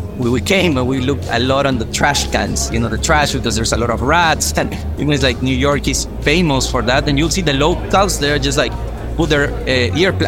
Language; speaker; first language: English; non-native, fluent; Spanish